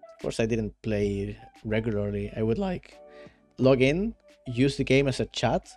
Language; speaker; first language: English; non-native, fluent; Spanish